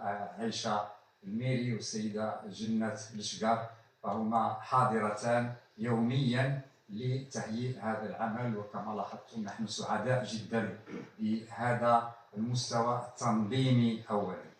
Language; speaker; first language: Arabic; native; Arabic